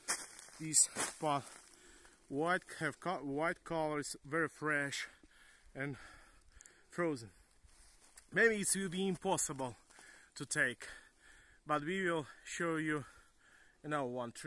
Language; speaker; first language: English; non-native, learner; Ukrainian